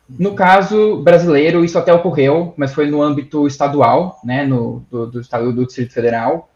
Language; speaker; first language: Portuguese; native; Portuguese